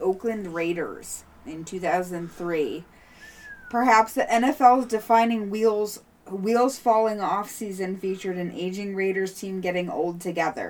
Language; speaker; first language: English; native; English